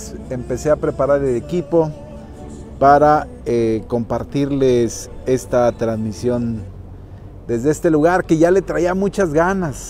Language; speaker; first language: Spanish; native; Spanish